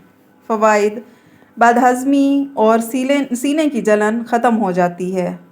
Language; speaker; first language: Urdu; native; Urdu